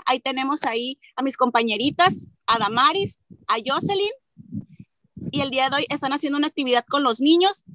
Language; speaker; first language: Spanish; native; Spanish